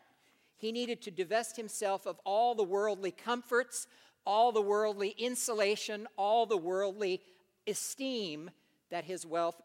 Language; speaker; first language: English; native; English